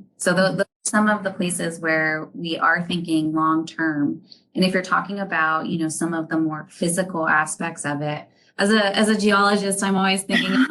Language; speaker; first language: English; native; English